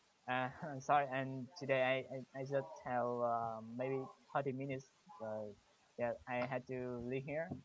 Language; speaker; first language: English; non-native, learner; Vietnamese